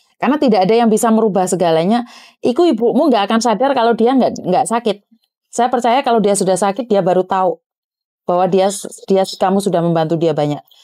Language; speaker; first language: Indonesian; non-native, local second language; Javanese